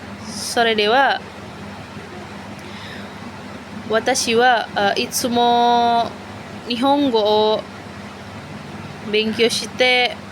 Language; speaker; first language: Japanese; non-native, learner; Indonesian